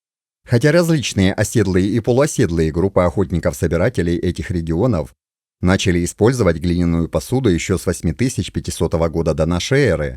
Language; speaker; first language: Russian; native; Russian